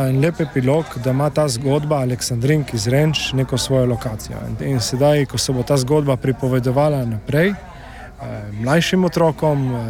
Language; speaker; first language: Slovenian; native; Slovenian